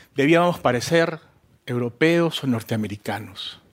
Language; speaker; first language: Spanish; native; Spanish